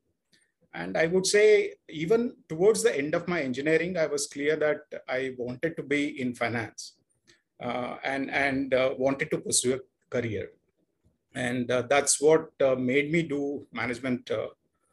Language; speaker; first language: English; non-native, local second language; Kannada